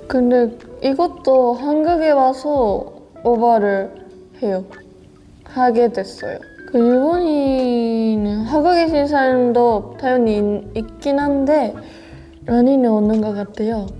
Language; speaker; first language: Korean; non-native, fluent; Japanese